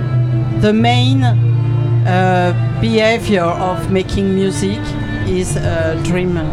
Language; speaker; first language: English; non-native, learner; French